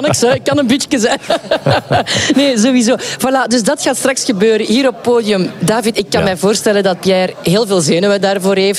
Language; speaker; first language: Dutch; native; Dutch